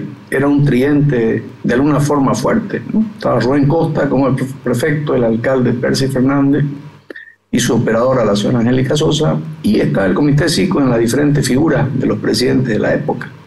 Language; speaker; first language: Spanish; native; Spanish